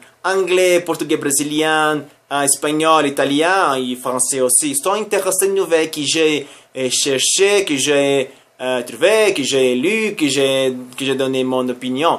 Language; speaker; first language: French; non-native, learner; Spanish